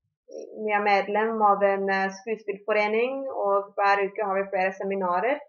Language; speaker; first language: Norwegian; early bilingual, heritage; Norwegian